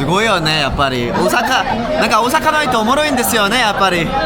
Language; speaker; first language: Japanese; non-native, learner; Korean